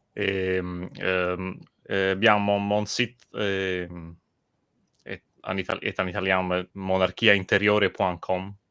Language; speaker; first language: French; non-native, learner; Italian